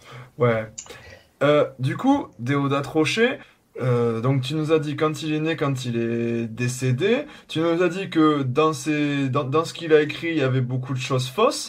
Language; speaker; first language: French; native; French